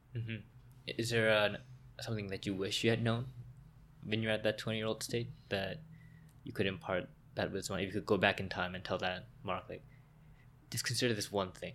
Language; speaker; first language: English; native; English